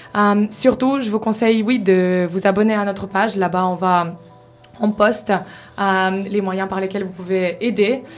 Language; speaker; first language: French; non-native, fluent; Ukrainian